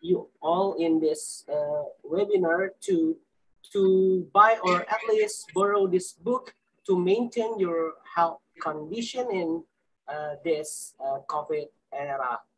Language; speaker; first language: English; non-native, learner; Indonesian